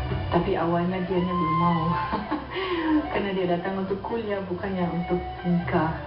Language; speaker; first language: Indonesian; non-native, learner; German